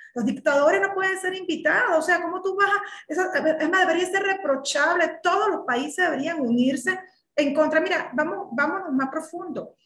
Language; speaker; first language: Spanish; native; Spanish